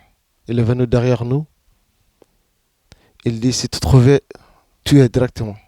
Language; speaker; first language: French; non-native, learner; Arabic